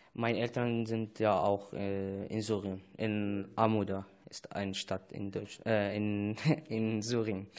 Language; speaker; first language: German; non-native, fluent; Arabic